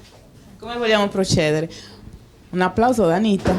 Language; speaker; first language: Italian; non-native, local second language; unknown